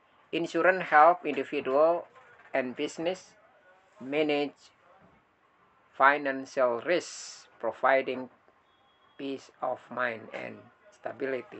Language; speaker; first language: English; non-native, learner; Indonesian